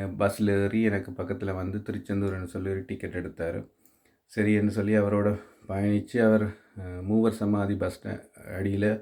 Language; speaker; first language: Tamil; native; Tamil